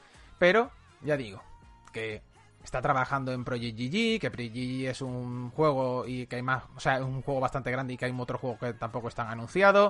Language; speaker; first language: Spanish; native; Spanish